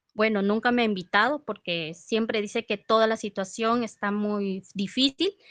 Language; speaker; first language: Spanish; native; Spanish